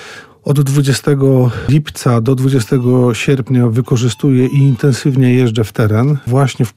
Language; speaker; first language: Polish; native; Polish